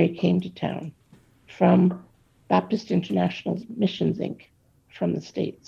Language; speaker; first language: English; native; English